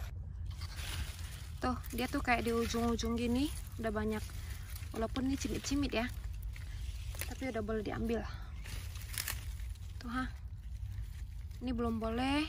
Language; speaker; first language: Indonesian; native; Indonesian